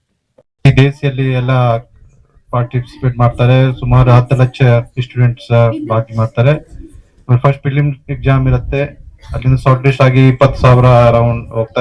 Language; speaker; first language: Kannada; non-native, fluent; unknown